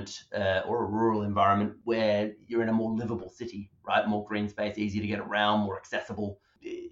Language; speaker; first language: English; native; English